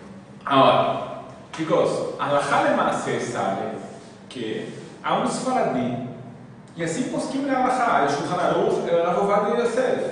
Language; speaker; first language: Spanish; non-native, fluent; Portuguese